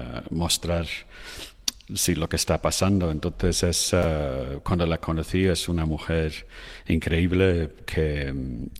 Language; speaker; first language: Spanish; non-native, fluent; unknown